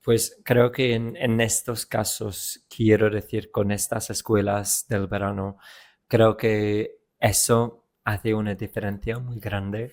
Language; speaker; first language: Spanish; non-native, fluent; English